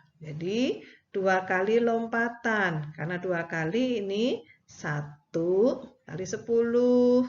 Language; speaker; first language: Indonesian; native; Indonesian